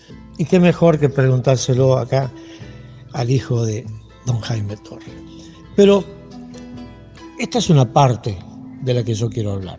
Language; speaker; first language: Spanish; native; Spanish